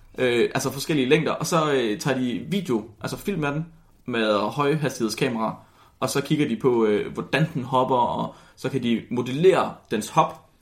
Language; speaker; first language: Danish; native; Danish